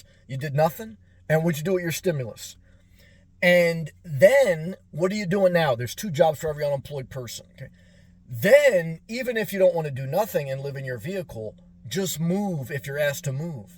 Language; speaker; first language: English; native; English